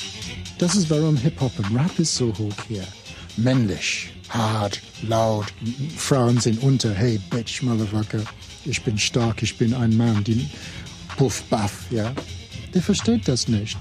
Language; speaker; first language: German; non-native, fluent; English